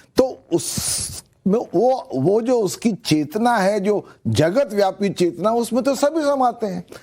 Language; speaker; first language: Hindi; native; Hindi